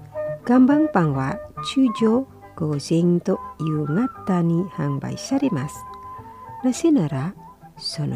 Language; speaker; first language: Japanese; non-native, fluent; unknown